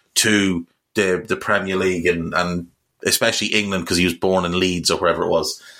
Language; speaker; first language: English; native; English